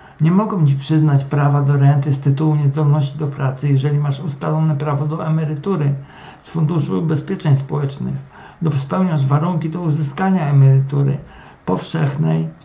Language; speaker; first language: Polish; native; Polish